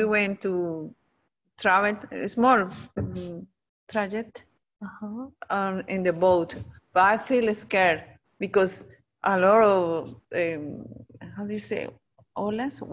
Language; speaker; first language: English; non-native, learner; Spanish